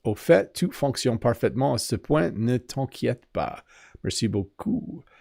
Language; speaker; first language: French; non-native, learner; English